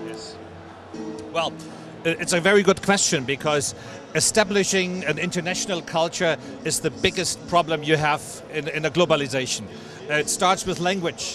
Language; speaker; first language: English; non-native, fluent; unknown